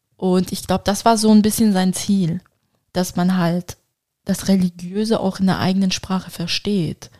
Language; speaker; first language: German; non-native, fluent; Turkish